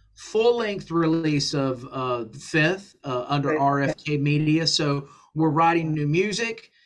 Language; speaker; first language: English; native; English